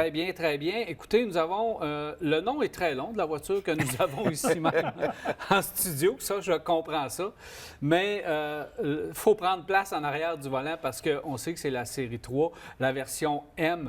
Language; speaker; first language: French; native; French